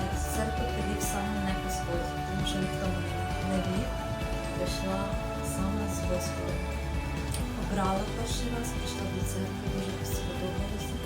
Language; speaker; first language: Ukrainian; native; Ukrainian